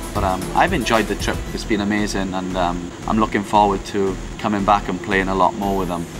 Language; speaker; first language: English; native; English